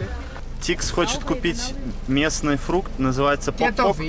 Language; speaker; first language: Russian; native; Russian